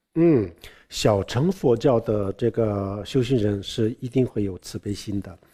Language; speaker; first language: Chinese; non-native, local second language; Tibetan